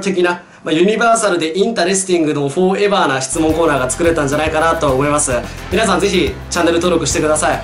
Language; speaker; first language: Japanese; native; Japanese